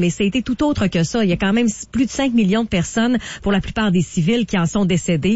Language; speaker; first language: French; native; French